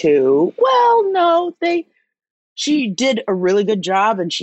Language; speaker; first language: English; native; English